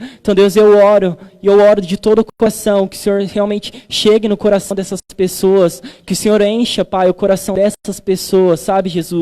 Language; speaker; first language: Portuguese; native; Portuguese